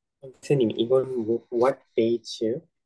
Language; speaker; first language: Korean; non-native, learner; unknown